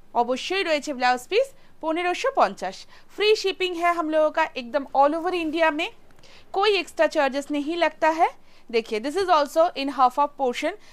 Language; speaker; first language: Hindi; non-native, local second language; Bangla